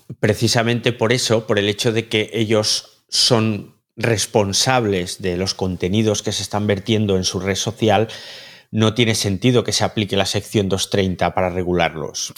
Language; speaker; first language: Spanish; native; Spanish